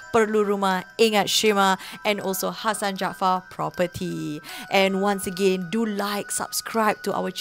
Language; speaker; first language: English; non-native, local second language; Malay